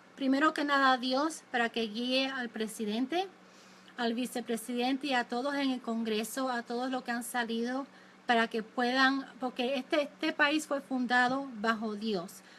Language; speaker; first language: Spanish; early bilingual, other home language; English